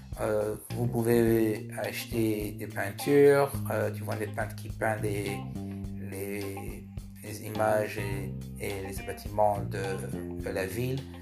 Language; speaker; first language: French; early bilingual, heritage; French